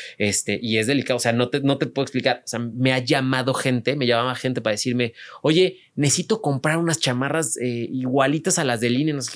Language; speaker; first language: Spanish; native; Spanish